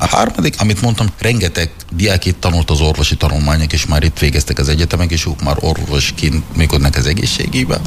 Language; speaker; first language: Hungarian; non-native, fluent; Arabic